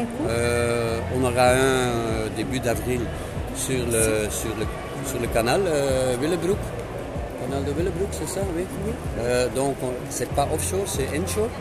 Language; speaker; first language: French; non-native, local second language; Dutch